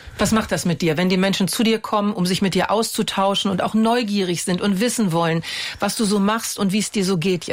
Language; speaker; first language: German; native; German